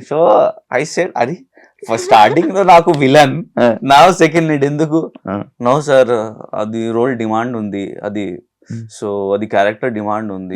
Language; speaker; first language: Telugu; non-native, local second language; Urdu